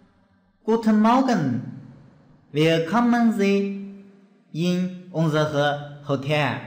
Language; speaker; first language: German; non-native, fluent; Chinese